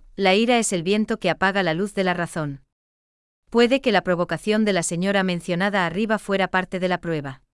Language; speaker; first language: Spanish; non-native, fluent; German